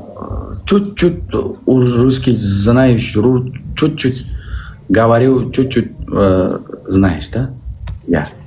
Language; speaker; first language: Russian; non-native, learner; Uzbek